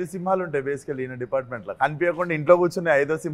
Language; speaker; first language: Telugu; native; Telugu